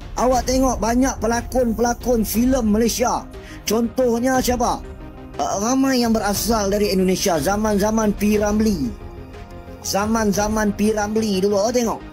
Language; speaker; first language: Malay; native; Malay